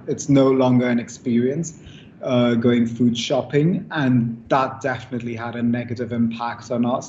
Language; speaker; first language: English; non-native, local second language; Hindi